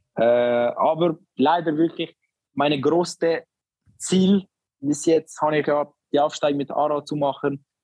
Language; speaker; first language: German; non-native, learner; Albanian